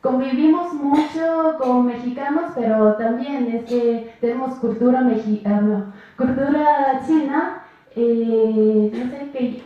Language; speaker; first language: Spanish; non-native, learner; Chinese